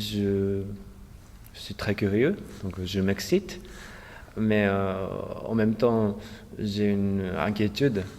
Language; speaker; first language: French; non-native, fluent; Japanese